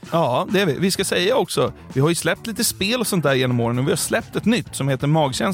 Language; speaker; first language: Swedish; native; Swedish